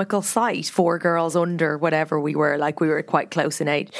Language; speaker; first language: English; native; English